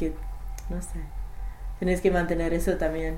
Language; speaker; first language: Spanish; non-native, learner; English